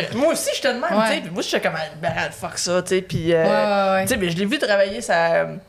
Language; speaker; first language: French; native; French